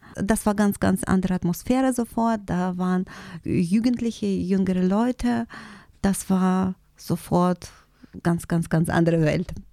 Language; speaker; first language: German; non-native, fluent; Russian